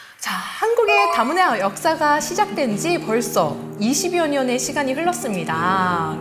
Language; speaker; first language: Korean; native; Korean